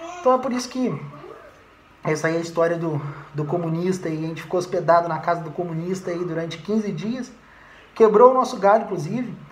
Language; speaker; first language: Portuguese; native; Portuguese